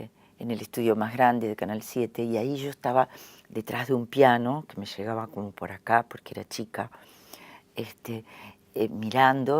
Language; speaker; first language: Spanish; native; Spanish